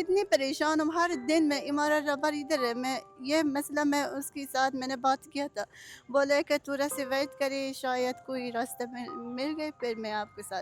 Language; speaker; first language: Hindi; non-native, learner; Persian